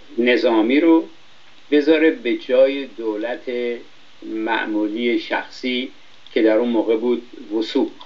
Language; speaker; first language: Persian; native; Persian